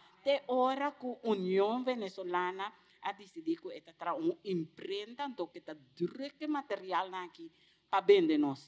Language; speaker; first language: Portuguese; non-native, learner; Papiamento